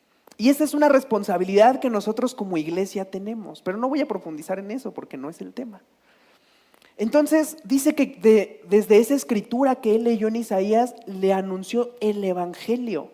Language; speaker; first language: Spanish; native; Spanish